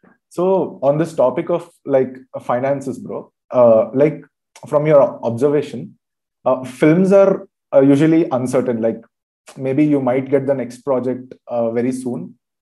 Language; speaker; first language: English; non-native, local second language; Telugu